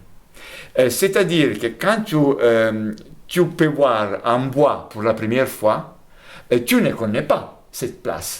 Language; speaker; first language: French; non-native, fluent; Italian